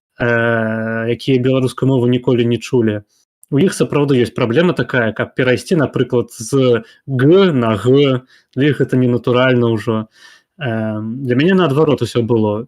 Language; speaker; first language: Belarusian; non-native, local second language; Russian